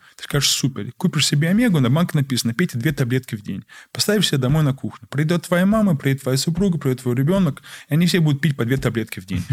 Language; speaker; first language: Russian; early bilingual, heritage; Russian